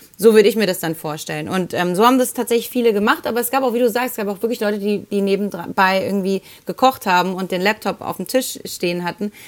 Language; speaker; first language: German; early bilingual, other home language; Spanish